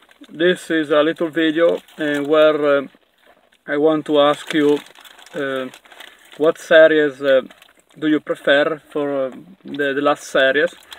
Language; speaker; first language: English; non-native, learner; Italian